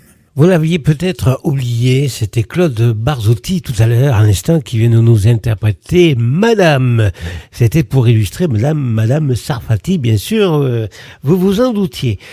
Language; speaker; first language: French; native; French